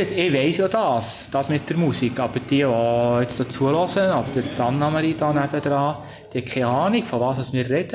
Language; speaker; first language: German; native; German